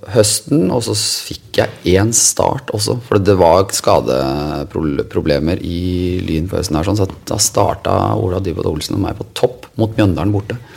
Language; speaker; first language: Norwegian; native; Norwegian